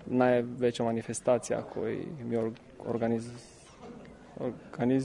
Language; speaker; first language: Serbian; non-native, learner; Romanian